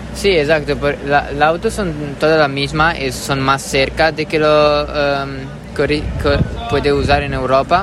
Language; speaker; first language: Spanish; non-native, learner; Italian